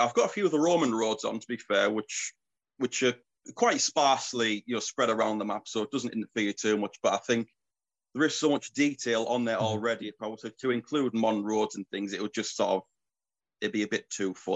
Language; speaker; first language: English; native; English